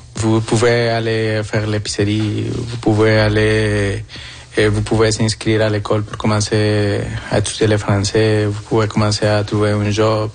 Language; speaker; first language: French; non-native, fluent; Spanish